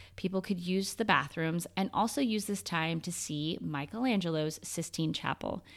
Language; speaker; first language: English; native; English